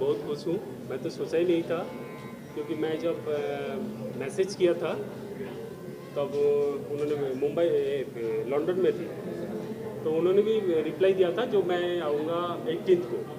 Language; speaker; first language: Hindi; non-native, local second language; Bangla